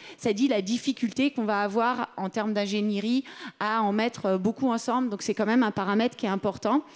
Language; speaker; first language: French; native; French